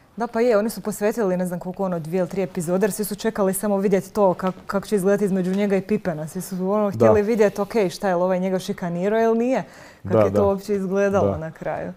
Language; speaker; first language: Croatian; native; Croatian